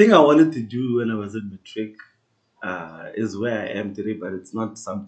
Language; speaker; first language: English; non-native, local second language; Northern Sotho